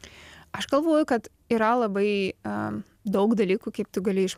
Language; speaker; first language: Lithuanian; non-native, learner; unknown